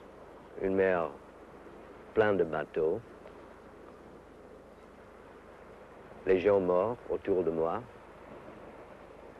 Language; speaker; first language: French; non-native, fluent; English